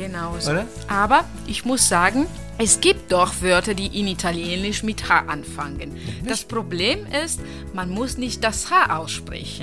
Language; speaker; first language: German; non-native, local second language; Italian